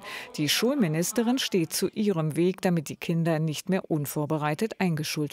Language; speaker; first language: German; native; German